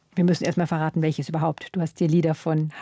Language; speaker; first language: German; native; German